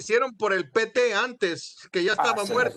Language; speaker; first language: Spanish; native; Spanish